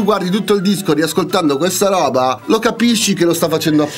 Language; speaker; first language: Italian; native; Italian